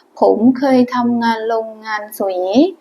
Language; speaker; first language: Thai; non-native, fluent; Burmese